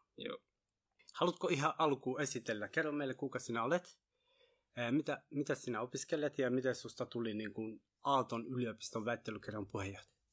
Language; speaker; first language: Finnish; non-native, fluent; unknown